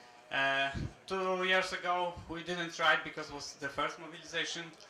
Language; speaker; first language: English; non-native, fluent; Polish